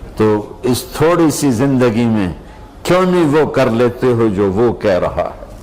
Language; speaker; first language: Urdu; non-native, local second language; Punjabi